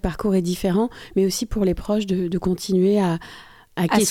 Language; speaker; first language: French; native; French